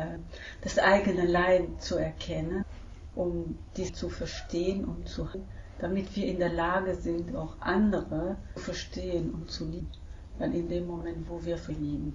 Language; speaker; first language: German; non-native, fluent; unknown